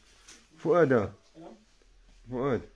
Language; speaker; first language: Arabic; native; Arabic